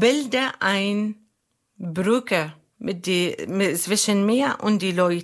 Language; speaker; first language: German; non-native, fluent; Arabic